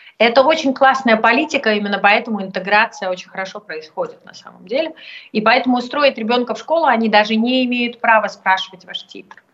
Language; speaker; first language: Russian; native; Russian